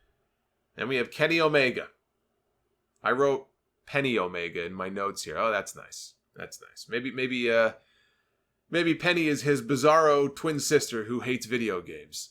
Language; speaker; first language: English; native; English